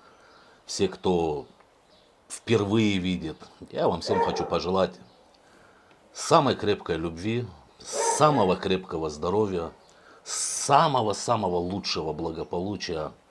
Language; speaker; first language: Russian; native; Russian